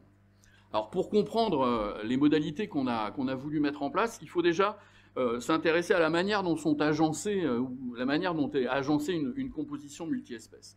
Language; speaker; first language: French; native; French